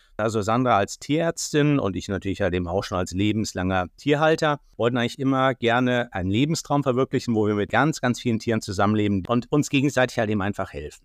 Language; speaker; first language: German; native; German